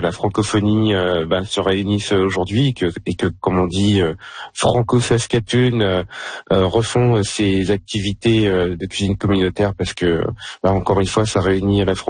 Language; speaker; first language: French; native; French